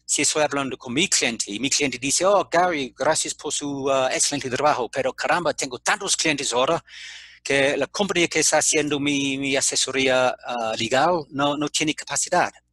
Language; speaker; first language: Spanish; non-native, fluent; English